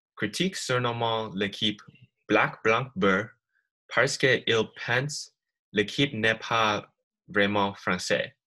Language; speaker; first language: French; non-native, learner; English